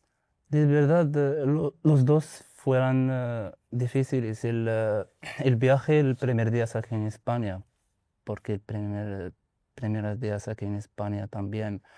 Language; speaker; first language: Spanish; non-native, learner; Arabic